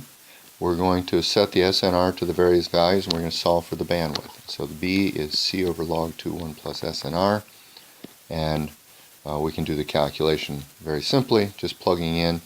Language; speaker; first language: English; native; English